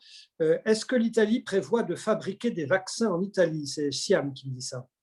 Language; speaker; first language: French; native; French